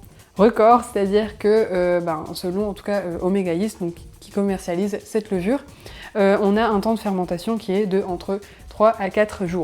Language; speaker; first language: French; native; French